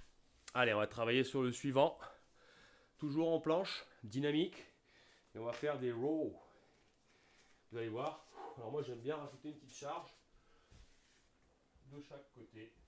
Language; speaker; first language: French; native; French